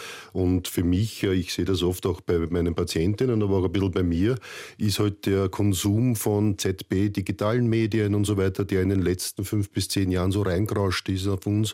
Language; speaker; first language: German; native; German